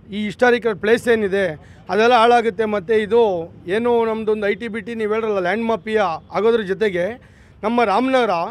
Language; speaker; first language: Kannada; native; Kannada